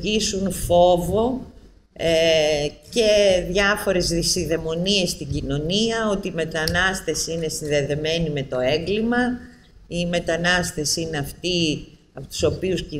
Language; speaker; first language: Greek; native; Greek